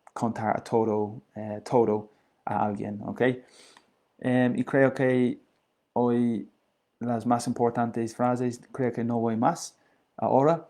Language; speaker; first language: Spanish; non-native, learner; English